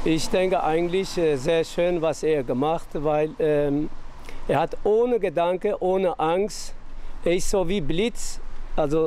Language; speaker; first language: German; non-native, learner; Turkish